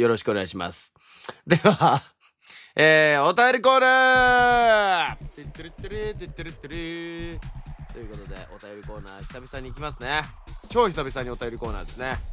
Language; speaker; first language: Japanese; native; Japanese